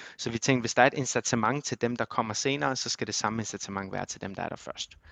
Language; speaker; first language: Danish; early bilingual, other home language; Armenian